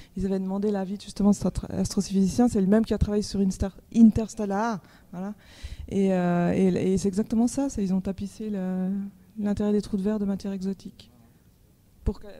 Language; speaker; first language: French; native; French